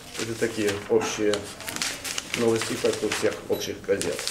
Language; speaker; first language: Russian; non-native, fluent; Norwegian